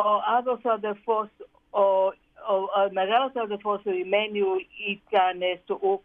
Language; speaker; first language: Greek; early bilingual, heritage; Greek